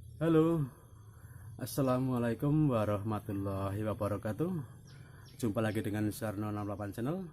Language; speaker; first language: Indonesian; non-native, local second language; Javanese